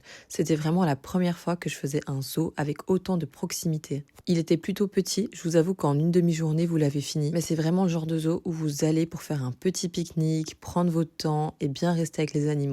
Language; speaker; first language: French; native; French